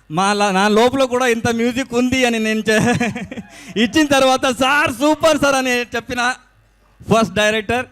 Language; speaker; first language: Telugu; non-native, learner; Kannada